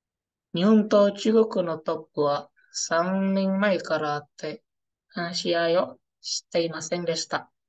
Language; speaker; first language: Japanese; non-native, learner; Indonesian